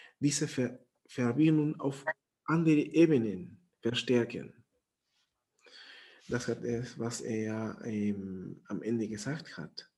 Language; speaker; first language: German; non-native, fluent; Spanish